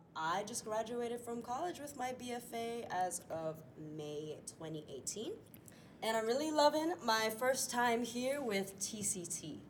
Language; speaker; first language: English; native; English